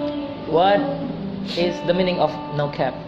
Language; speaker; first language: English; non-native, fluent; Indonesian